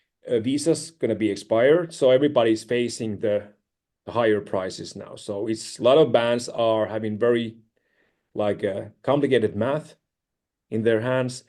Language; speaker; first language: English; non-native, fluent; Finnish